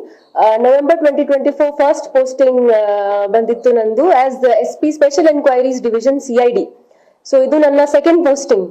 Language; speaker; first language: Kannada; non-native, fluent; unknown